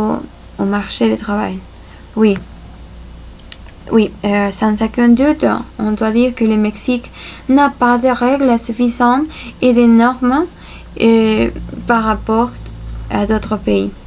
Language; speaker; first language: French; non-native, fluent; Spanish